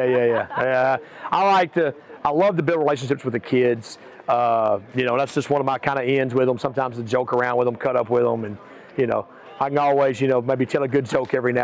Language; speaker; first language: English; native; English